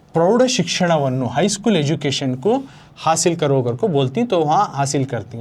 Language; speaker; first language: Hindi; non-native, local second language; Kannada